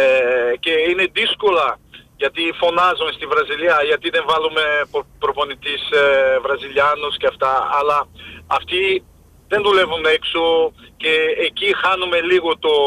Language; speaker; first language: Greek; non-native, fluent; Portuguese